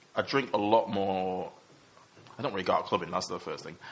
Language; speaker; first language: English; native; English